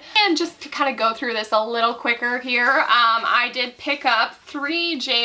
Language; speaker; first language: English; native; English